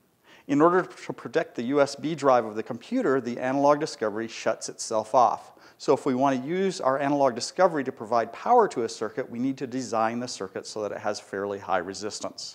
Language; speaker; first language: English; native; English